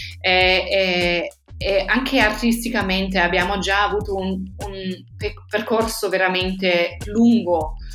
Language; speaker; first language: Italian; non-native, fluent; German